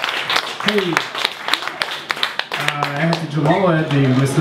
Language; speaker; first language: Norwegian; early bilingual, other home language; Somali